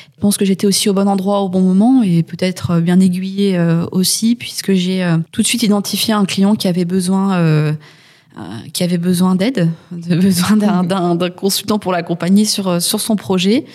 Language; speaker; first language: French; native; French